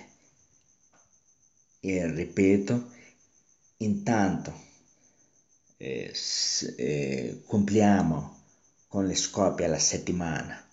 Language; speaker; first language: Italian; non-native, learner; Spanish